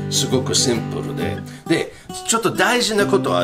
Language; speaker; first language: Japanese; non-native, learner; English